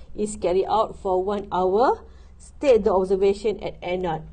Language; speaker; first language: English; non-native, local second language; Malay